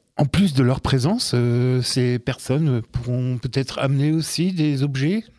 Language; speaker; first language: French; native; French